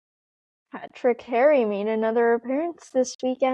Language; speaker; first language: English; native; English